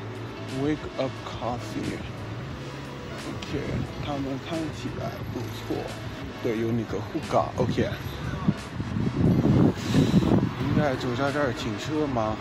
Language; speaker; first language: Chinese; non-native, learner; English